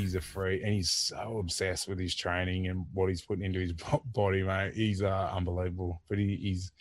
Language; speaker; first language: English; native; English